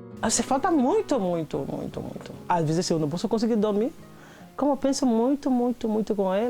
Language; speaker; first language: Portuguese; non-native, learner; Haitian Creole